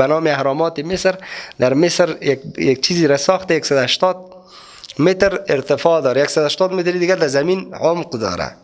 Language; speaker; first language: Persian; native; Persian